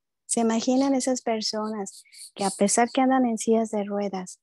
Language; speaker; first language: Spanish; native; Spanish